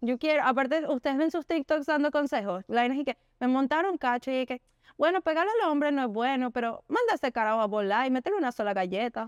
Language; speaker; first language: Spanish; native; Spanish